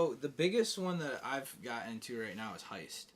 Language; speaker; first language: English; native; English